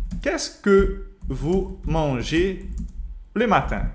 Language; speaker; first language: French; non-native, fluent; Portuguese